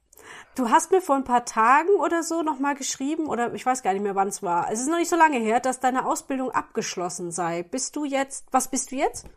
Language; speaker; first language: German; native; German